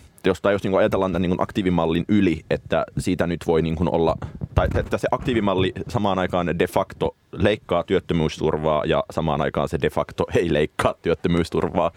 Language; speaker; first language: Finnish; native; Finnish